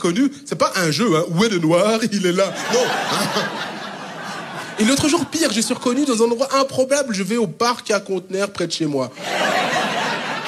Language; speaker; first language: French; native; French